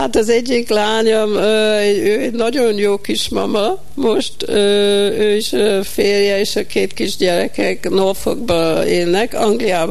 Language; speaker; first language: Hungarian; early bilingual, heritage; Hungarian